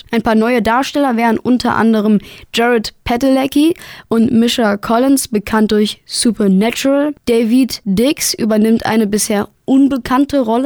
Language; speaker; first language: German; native; German